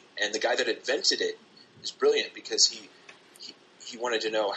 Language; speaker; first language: English; native; English